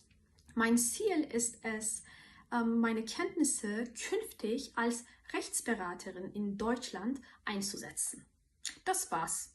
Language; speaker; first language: German; non-native, fluent; Turkish